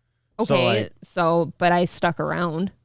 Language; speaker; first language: English; native; English